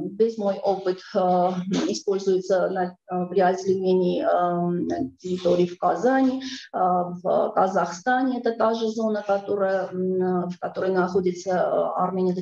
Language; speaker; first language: Russian; non-native, local second language; Armenian